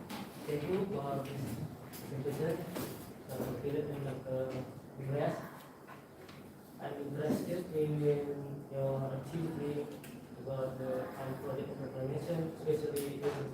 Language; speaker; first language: English; non-native, learner; Indonesian